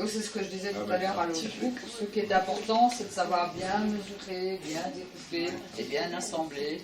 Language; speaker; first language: French; native; French